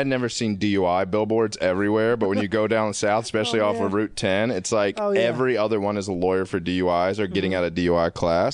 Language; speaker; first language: English; native; English